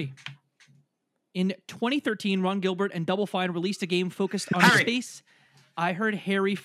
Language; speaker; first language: English; native; English